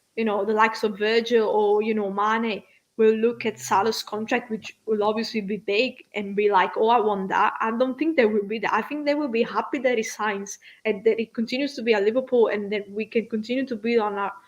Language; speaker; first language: English; non-native, fluent; Italian